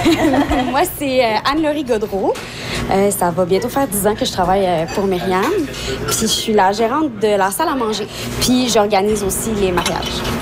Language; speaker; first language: French; native; French